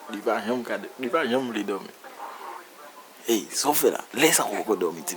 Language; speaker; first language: French; non-native, learner; Haitian Creole